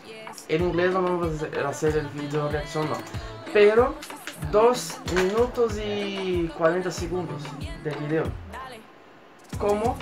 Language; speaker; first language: Spanish; non-native, fluent; Portuguese